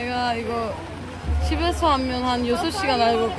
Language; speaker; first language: Korean; non-native, fluent; Turkish